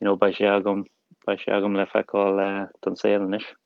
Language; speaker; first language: Irish; non-native, local second language; English